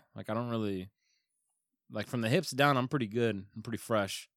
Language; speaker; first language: English; early bilingual, other home language; Spanish